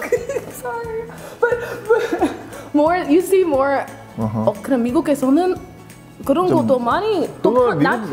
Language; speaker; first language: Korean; non-native, learner; English